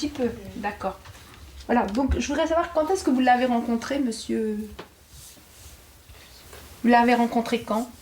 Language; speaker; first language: French; native; French